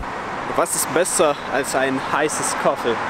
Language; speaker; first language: German; early bilingual, other home language; Chechen